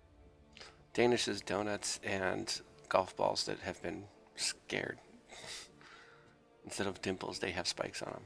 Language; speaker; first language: English; native; English